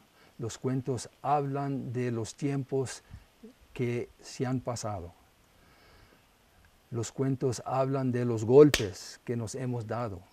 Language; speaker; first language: Spanish; non-native, local second language; English